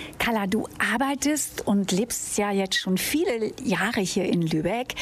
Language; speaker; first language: German; native; German